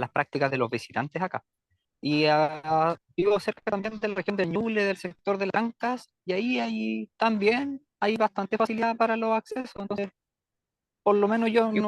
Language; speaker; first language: Spanish; native; Spanish